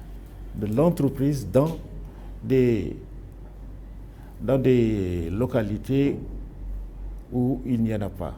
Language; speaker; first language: French; non-native, local second language; Wolof